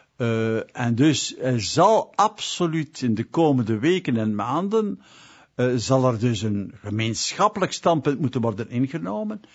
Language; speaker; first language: Dutch; native; Dutch